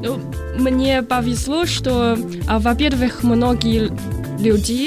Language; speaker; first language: Russian; non-native, learner; Chinese